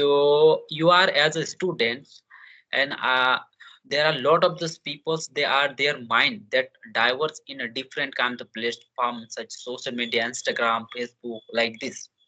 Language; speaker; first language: English; non-native, learner; Hindi